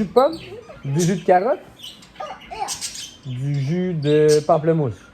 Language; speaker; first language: French; native; French